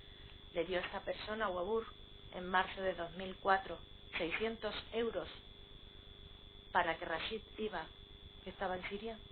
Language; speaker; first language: Spanish; native; Spanish